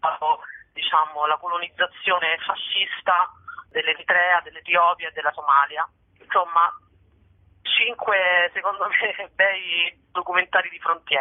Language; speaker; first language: Italian; native; Italian